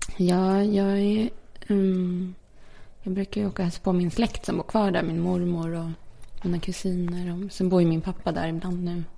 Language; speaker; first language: Swedish; early bilingual, other home language; Polish